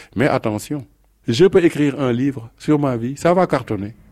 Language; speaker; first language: French; non-native, local second language; Wolof